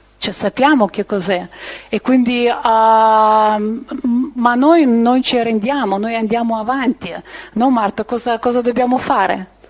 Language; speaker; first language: Italian; non-native, fluent; Ukrainian